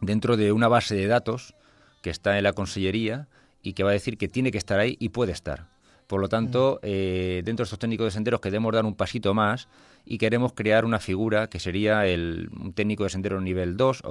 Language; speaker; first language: Spanish; native; Spanish